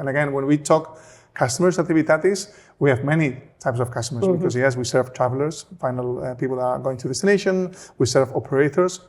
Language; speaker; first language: English; non-native, fluent; Spanish